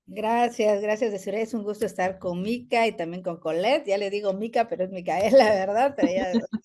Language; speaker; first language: Spanish; native; Spanish